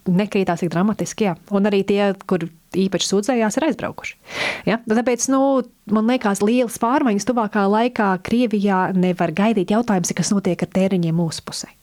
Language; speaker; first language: Latvian; early bilingual, heritage; Latvian